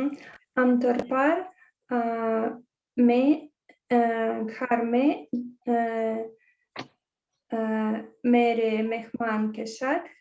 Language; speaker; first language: Hindi; non-native, learner; Russian